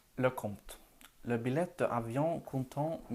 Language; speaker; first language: French; non-native, learner; Norwegian